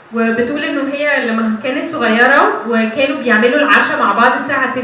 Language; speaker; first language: Arabic; native; Arabic